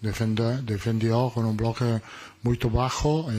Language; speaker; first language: Portuguese; non-native, learner; Italian